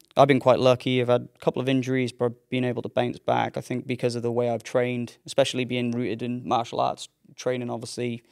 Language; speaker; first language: English; native; English